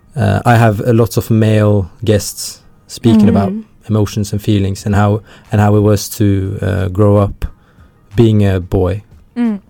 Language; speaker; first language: English; early bilingual, heritage; Tamil